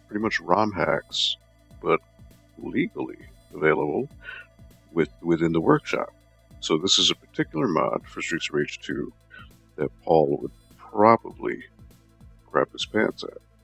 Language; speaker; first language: English; native; English